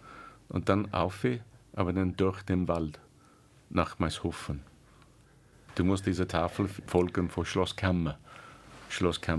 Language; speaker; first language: German; non-native, learner; English